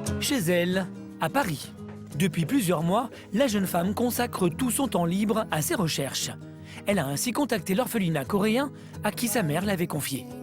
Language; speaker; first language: French; native; French